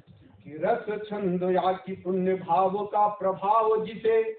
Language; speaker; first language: Hindi; native; Hindi